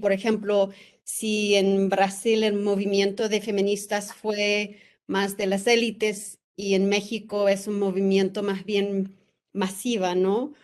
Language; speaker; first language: Spanish; non-native, fluent; English